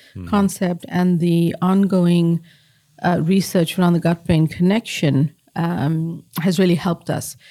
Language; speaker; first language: English; native; English